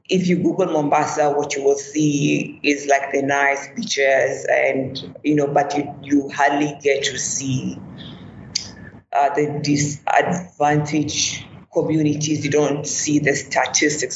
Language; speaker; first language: English; non-native, local second language; Swahili